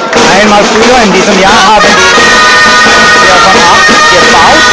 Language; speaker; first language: German; non-native, fluent; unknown